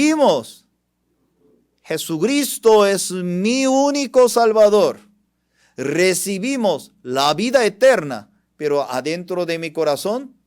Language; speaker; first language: Spanish; non-native, fluent; Korean